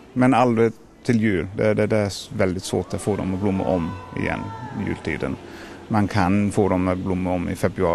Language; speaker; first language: Swedish; non-native, fluent; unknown